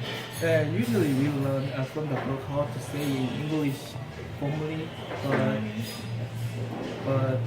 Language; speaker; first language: English; non-native, learner; Korean